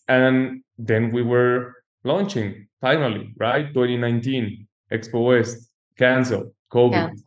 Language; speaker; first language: English; non-native, fluent; Spanish